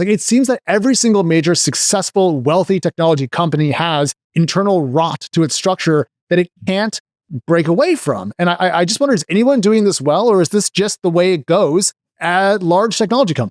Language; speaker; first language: English; native; English